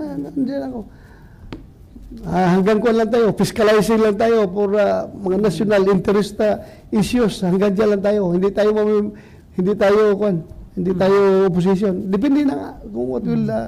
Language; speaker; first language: Filipino; non-native, local second language; Cebuano